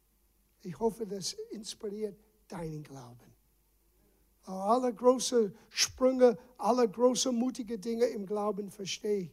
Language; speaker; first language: German; non-native, fluent; English